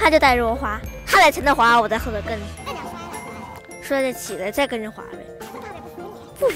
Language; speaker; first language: Chinese; native; Chinese